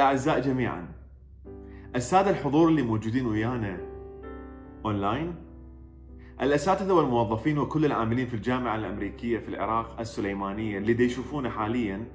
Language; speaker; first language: Arabic; native; Arabic